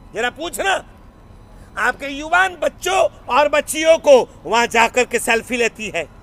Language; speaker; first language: Hindi; non-native, local second language; Gujarati